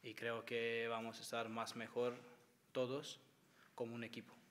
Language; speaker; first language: Spanish; non-native, learner; Macedonian